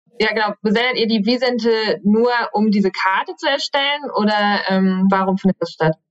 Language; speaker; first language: German; native; German